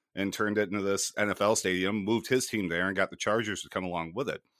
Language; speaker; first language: English; native; English